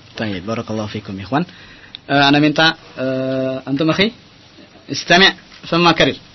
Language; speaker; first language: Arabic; non-native, fluent; Indonesian